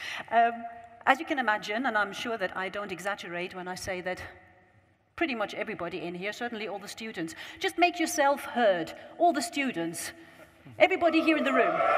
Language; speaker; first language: English; non-native, fluent; German